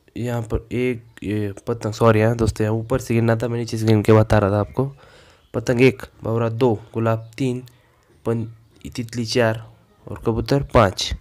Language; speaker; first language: Hindi; non-native, local second language; Marathi